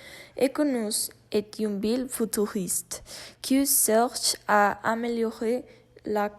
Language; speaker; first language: French; non-native, learner; Spanish